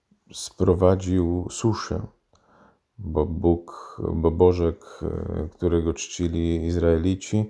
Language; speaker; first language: Polish; native; Polish